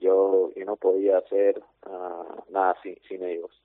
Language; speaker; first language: Spanish; non-native, fluent; English